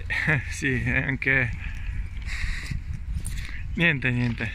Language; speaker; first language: Italian; non-native, learner; Slovenian